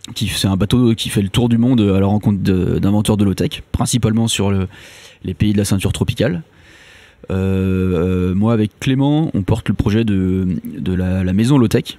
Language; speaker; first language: French; native; French